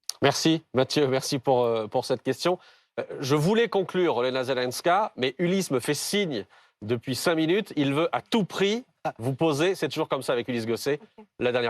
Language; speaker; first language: French; native; French